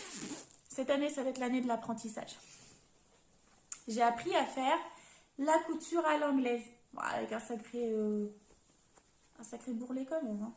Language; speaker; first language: French; native; French